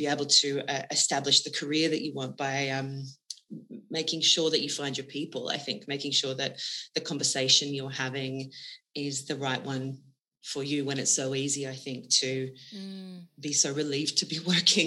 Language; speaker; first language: English; native; English